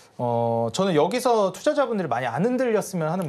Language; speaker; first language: Korean; native; Korean